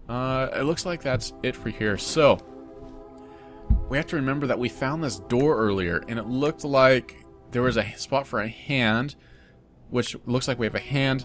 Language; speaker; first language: English; native; English